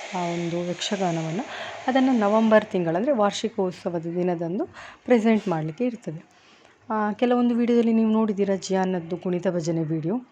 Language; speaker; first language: Kannada; non-native, local second language; Tulu